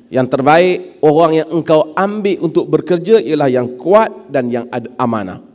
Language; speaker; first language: Malay; native; Malay